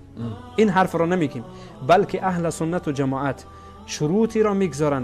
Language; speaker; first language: Persian; native; Persian